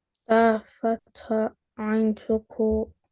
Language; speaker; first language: Arabic; non-native, learner; Estonian